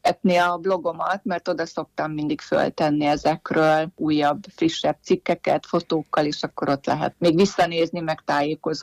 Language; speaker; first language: Hungarian; native; Hungarian